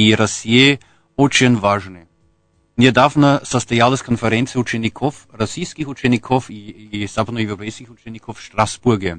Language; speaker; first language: Russian; non-native, fluent; German